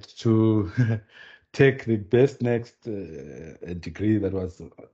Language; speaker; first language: English; non-native, local second language; Shona